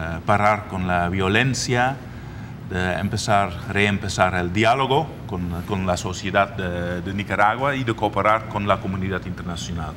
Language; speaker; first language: Spanish; non-native, fluent; Dutch